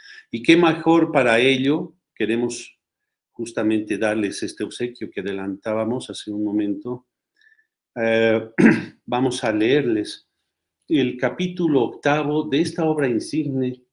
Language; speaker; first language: Spanish; native; Spanish